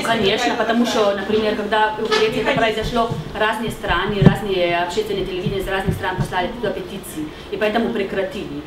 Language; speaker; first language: Russian; non-native, fluent; Slovenian